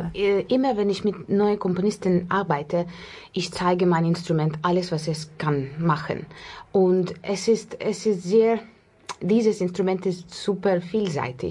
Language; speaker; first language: German; non-native, learner; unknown